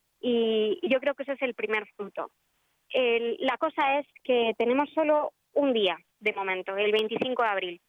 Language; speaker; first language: Spanish; native; Spanish